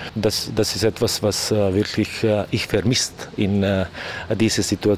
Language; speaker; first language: German; non-native, learner; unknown